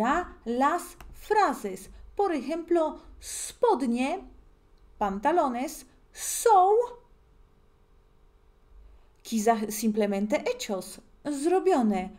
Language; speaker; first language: Spanish; non-native, fluent; Polish